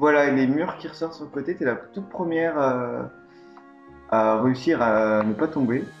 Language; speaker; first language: French; native; French